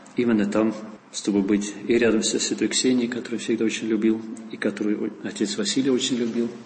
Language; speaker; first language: Russian; non-native, fluent; Dutch